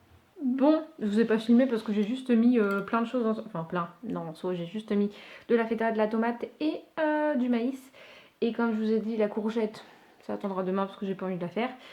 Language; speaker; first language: French; native; French